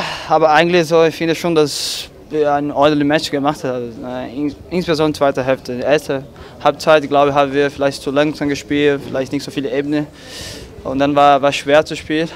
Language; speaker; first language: German; non-native, fluent; Portuguese